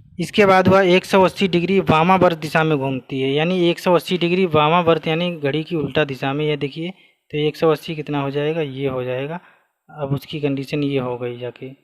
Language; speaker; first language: Hindi; native; Hindi